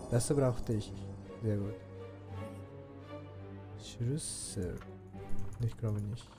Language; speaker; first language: German; non-native, learner; Japanese